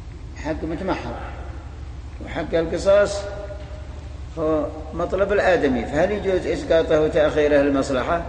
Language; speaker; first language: Arabic; native; Arabic